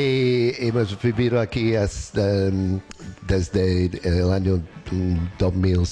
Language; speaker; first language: Spanish; non-native, learner; English